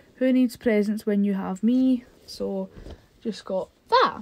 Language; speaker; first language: English; native; English